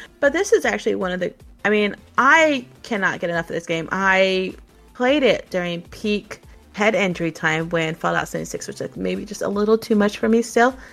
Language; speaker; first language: English; native; English